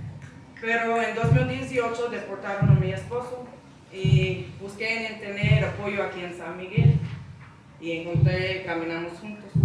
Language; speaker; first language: Spanish; non-native, learner; English